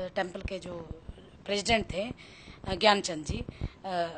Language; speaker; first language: Hindi; native; Hindi